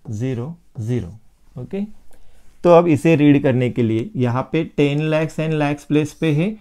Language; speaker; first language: Hindi; non-native, local second language; Marathi